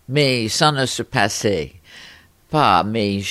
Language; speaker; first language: French; non-native, fluent; English